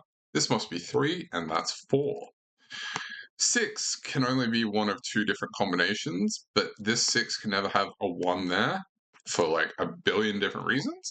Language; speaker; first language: English; native; English